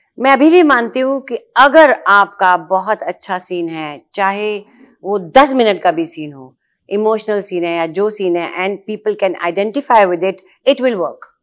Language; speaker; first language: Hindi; native; Hindi